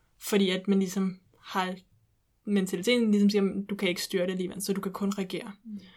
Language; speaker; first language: Danish; early bilingual, heritage; Danish